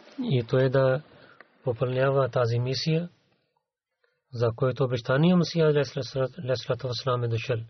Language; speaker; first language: Bulgarian; non-native, learner; Urdu